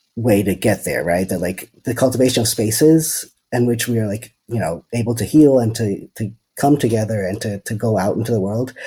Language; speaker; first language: English; non-native, fluent; Dutch